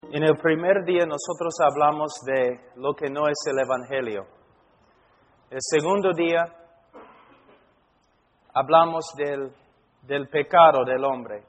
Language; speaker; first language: Spanish; non-native, fluent; English